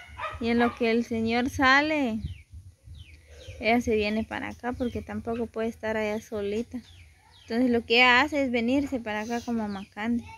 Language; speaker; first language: Spanish; native; Spanish